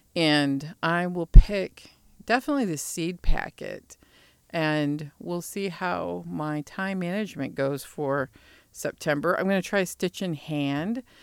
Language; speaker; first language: English; native; English